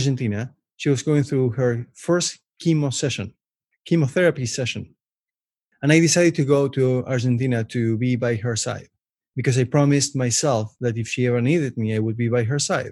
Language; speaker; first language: English; non-native, fluent; Spanish